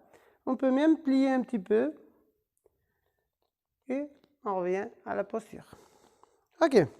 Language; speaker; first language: French; non-native, fluent; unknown